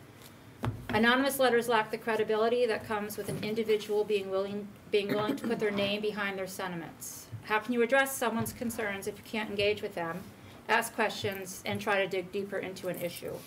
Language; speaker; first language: English; native; English